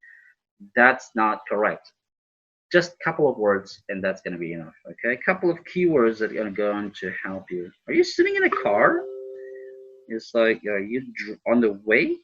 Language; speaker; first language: English; non-native, fluent; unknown